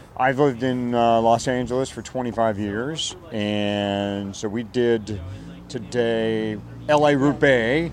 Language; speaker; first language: English; native; English